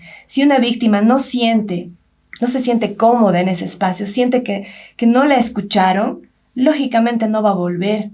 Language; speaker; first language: Spanish; native; Spanish